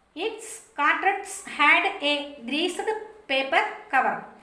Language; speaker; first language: English; non-native, local second language; Malayalam